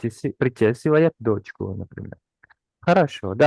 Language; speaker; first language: Russian; non-native, fluent; Indonesian